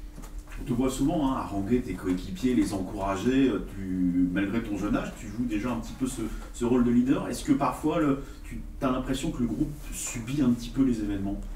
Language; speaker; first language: French; native; French